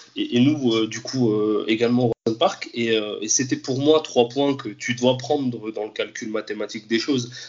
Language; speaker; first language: French; native; French